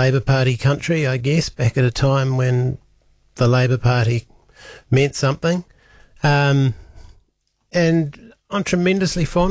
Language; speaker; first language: English; native; English